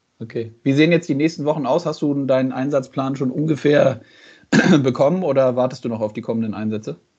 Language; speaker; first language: German; native; German